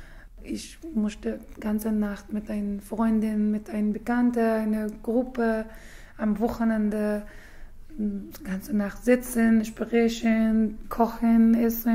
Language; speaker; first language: German; non-native, learner; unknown